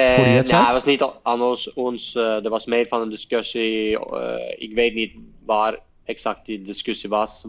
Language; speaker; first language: Dutch; non-native, fluent; Norwegian